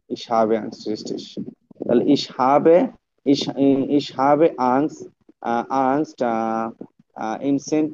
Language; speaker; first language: German; non-native, learner; Bangla